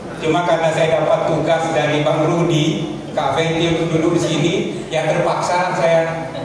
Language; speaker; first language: Indonesian; native; Indonesian